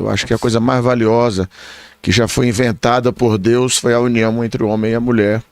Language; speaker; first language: Portuguese; native; Portuguese